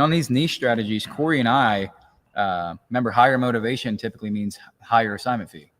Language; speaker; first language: English; native; English